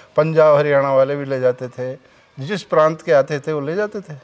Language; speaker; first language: Hindi; native; Hindi